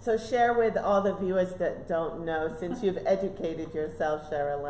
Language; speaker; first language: English; native; English